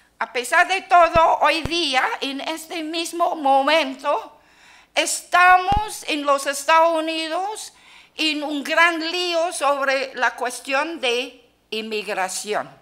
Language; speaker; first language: Spanish; non-native, fluent; Chinese